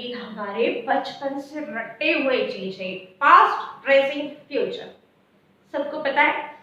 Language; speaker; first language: Hindi; non-native, local second language; Marathi